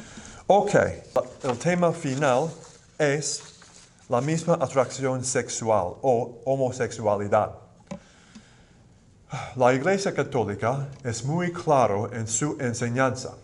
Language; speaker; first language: Spanish; non-native, fluent; English